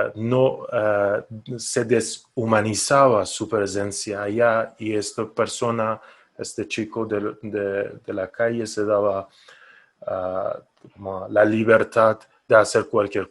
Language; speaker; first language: Spanish; non-native, fluent; Persian